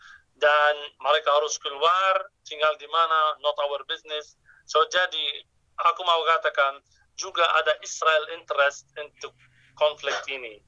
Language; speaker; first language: Indonesian; non-native, fluent; Arabic